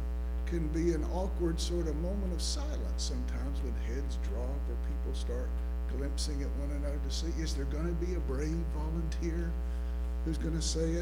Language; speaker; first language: English; native; English